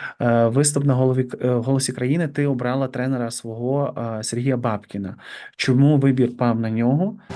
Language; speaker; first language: Ukrainian; native; Ukrainian